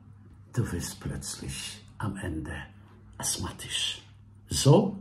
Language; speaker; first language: German; non-native, fluent; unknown